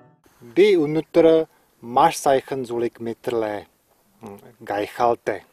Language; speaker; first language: Mongolian; non-native, learner; Czech